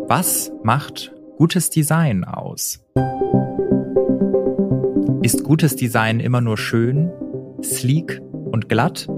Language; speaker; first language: German; native; German